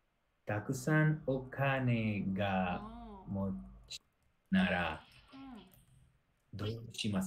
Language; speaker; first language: Japanese; non-native, learner; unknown